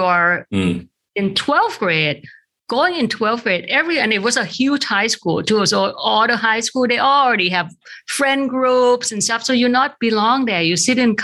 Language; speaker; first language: English; non-native, fluent; Thai